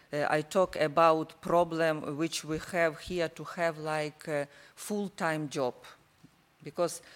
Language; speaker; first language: English; non-native, learner; Ukrainian